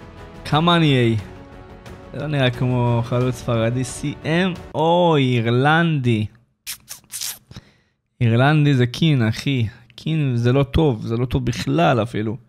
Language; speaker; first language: Hebrew; native; Hebrew